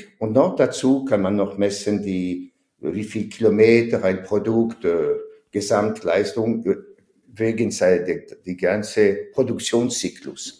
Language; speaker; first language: German; non-native, fluent; French